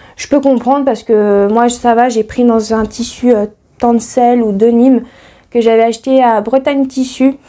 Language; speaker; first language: French; native; French